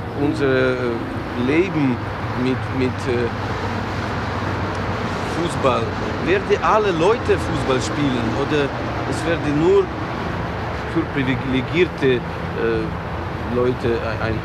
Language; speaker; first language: German; non-native, fluent; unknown